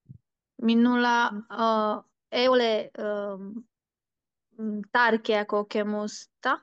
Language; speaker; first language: Finnish; non-native, learner; Turkish